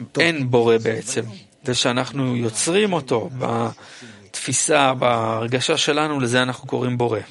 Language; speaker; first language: Hebrew; non-native, fluent; Russian